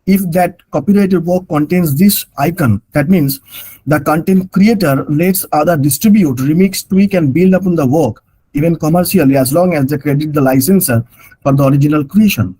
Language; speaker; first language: English; non-native, local second language; Bangla